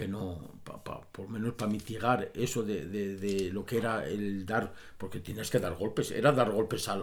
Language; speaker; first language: Spanish; native; Spanish